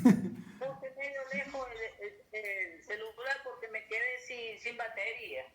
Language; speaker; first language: Spanish; native; Spanish